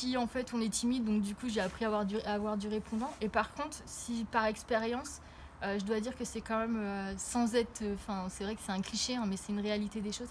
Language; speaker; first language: French; native; French